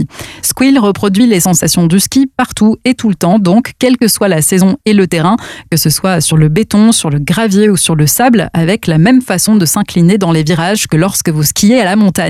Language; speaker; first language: French; native; French